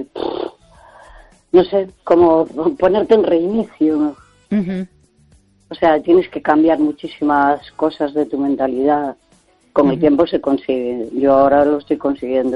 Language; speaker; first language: Spanish; native; Spanish